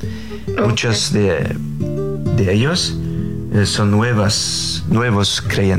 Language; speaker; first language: Spanish; non-native, fluent; Faroese